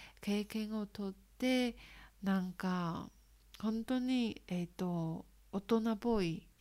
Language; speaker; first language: Japanese; non-native, learner; Chinese